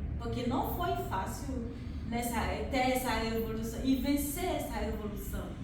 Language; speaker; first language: Portuguese; non-native, fluent; Haitian Creole